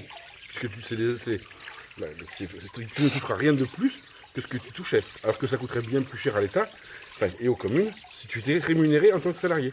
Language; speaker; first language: French; native; French